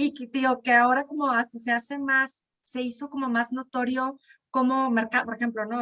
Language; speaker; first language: Spanish; native; Spanish